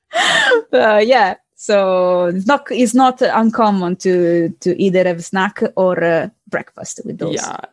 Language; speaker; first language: English; non-native, fluent; Italian